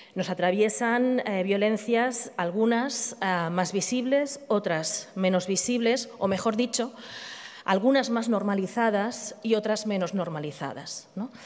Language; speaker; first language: Spanish; native; Spanish